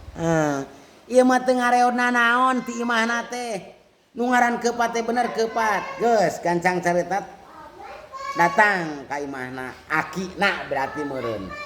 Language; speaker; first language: Sundanese; native; Sundanese